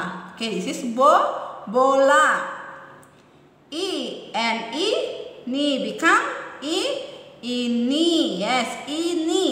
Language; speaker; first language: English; non-native, learner; Indonesian